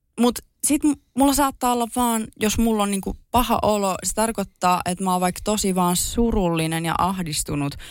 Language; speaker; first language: Finnish; native; Finnish